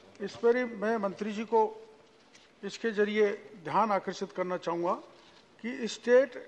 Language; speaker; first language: Hindi; native; Hindi